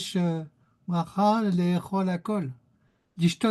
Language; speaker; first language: Hebrew; non-native, learner; French